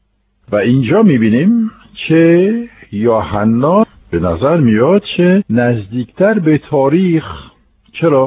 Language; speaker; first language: Persian; non-native, fluent; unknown